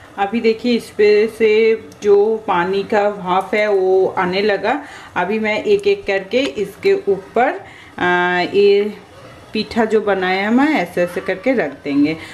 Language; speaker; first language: Hindi; non-native, local second language; Bangla